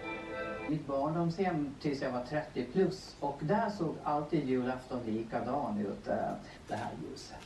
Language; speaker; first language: Swedish; native; Swedish